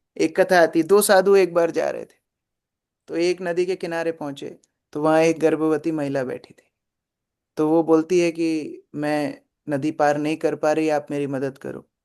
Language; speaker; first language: Hindi; native; Hindi